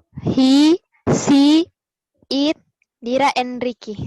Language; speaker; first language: English; non-native, learner; Indonesian